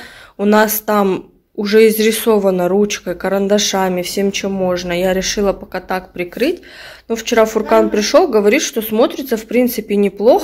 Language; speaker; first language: Russian; native; Russian